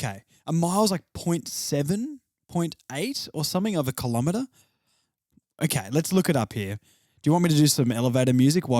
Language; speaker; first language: English; native; English